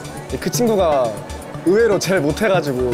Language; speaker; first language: Korean; native; Korean